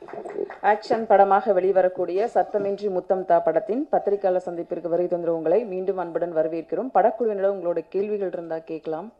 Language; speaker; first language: Tamil; native; Tamil